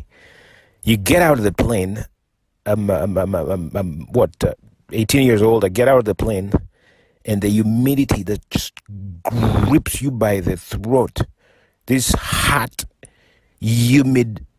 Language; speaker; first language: English; non-native, local second language; Luo (Kenya and Tanzania)